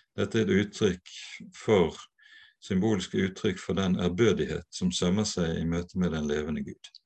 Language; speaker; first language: Norwegian; native; Norwegian